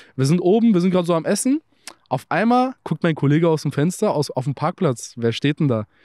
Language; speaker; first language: German; early bilingual, other home language; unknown